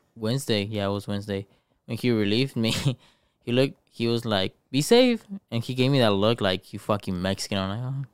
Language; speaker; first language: English; early bilingual, other home language; Spanish